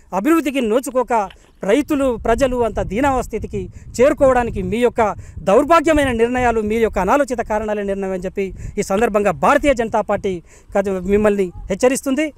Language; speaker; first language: Telugu; native; Telugu